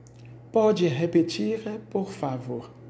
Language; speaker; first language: Portuguese; non-native, fluent; Haitian Creole